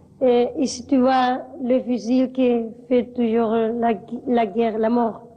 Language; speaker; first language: French; non-native, fluent; Spanish